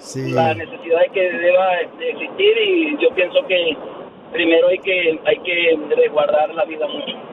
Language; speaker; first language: Spanish; native; Spanish